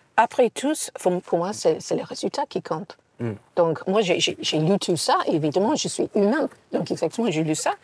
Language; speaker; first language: French; non-native, fluent; English